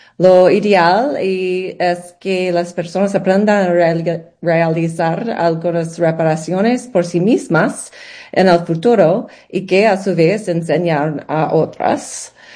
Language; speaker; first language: Spanish; non-native, learner; English